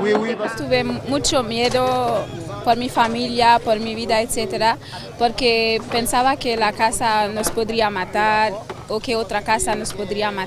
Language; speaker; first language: Spanish; non-native, fluent; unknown